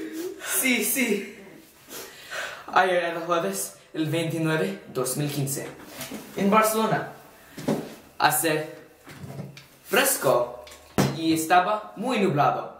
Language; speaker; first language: Spanish; non-native, learner; English